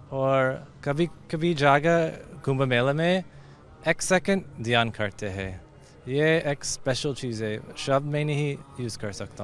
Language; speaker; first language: Hindi; non-native, learner; English